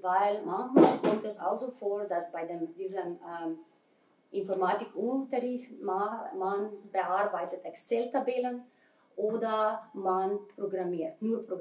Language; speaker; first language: German; non-native, fluent; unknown